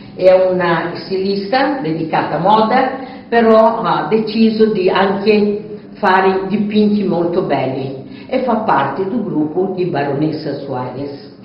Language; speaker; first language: Italian; non-native, fluent; Portuguese